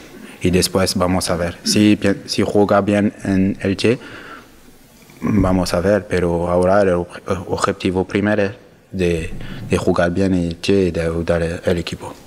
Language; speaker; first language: Spanish; non-native, learner; French